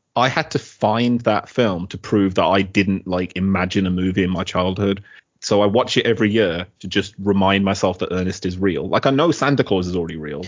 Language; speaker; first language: English; native; English